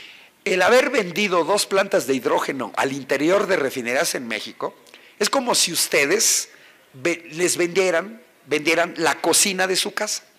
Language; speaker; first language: Spanish; native; Spanish